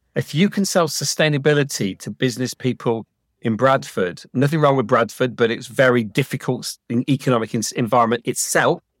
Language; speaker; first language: English; native; English